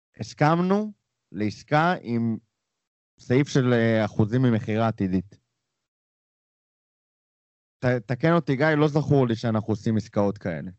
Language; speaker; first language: Hebrew; native; Hebrew